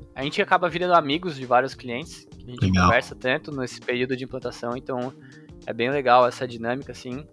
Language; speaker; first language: Portuguese; native; Portuguese